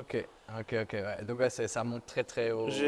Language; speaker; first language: French; native; French